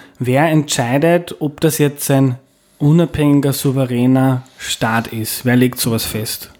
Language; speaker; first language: German; native; German